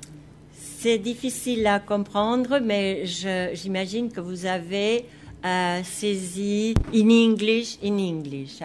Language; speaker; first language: French; non-native, fluent; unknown